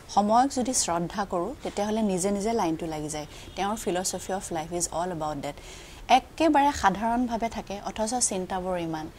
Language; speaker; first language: Assamese; native; Assamese